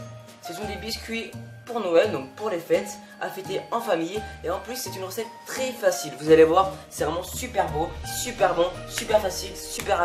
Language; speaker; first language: French; native; French